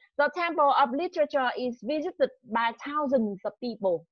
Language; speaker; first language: English; non-native, fluent; Vietnamese